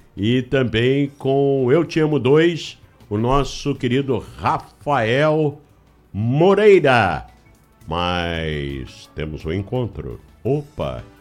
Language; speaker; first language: Portuguese; native; Portuguese